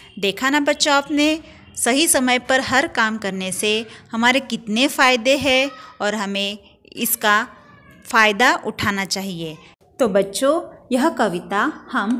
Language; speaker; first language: Hindi; non-native, local second language; Marathi